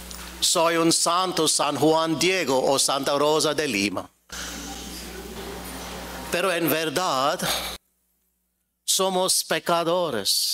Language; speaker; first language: Spanish; non-native, fluent; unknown